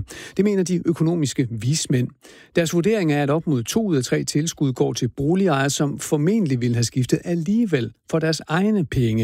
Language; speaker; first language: Danish; native; Danish